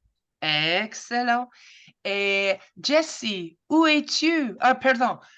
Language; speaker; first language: French; non-native, fluent; English